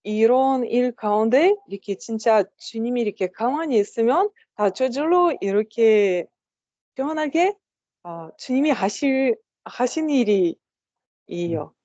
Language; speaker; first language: Korean; non-native, learner; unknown